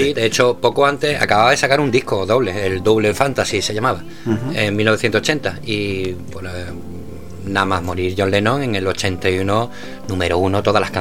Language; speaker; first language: Spanish; native; Spanish